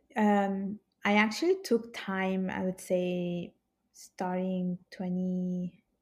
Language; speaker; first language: English; early bilingual, heritage; Italian